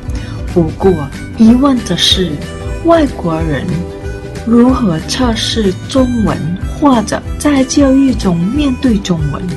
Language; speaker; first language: Chinese; non-native, fluent; Thai